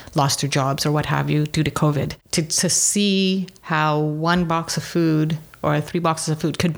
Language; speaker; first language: English; native; English